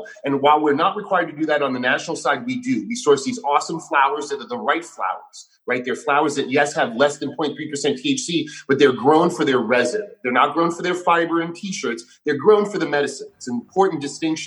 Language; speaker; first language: English; native; English